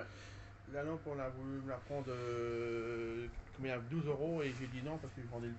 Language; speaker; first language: French; native; French